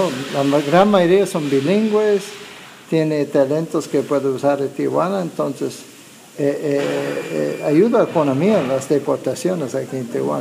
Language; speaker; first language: Spanish; non-native, fluent; English